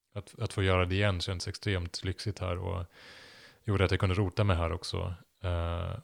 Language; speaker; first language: Swedish; non-native, fluent; German